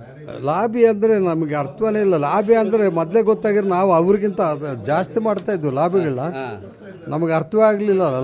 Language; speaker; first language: Kannada; native; Kannada